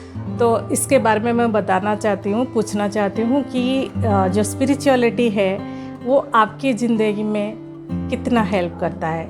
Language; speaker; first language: Hindi; non-native, local second language; Odia